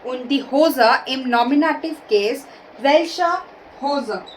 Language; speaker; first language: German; non-native, learner; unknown